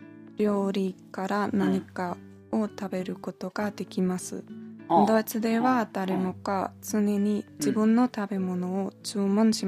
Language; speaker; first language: Japanese; non-native, learner; German